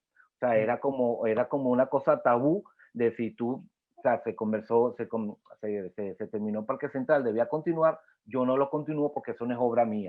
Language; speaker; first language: Spanish; native; Spanish